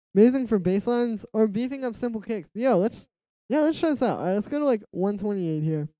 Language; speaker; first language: English; native; English